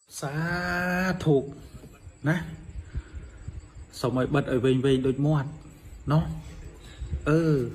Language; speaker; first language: Thai; native; Thai